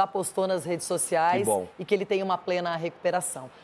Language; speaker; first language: Portuguese; native; Portuguese